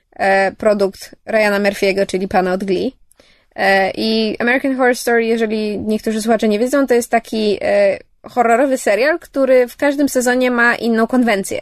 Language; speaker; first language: Polish; early bilingual, heritage; English